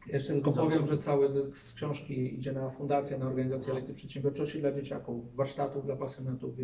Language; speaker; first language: Polish; native; Polish